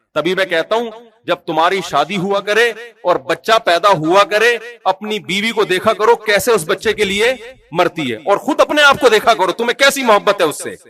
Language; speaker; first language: Urdu; native; Urdu